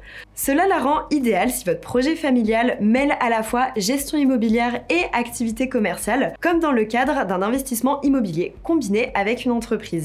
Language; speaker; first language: French; native; French